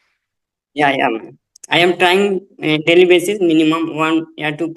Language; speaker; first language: English; non-native, learner; Hindi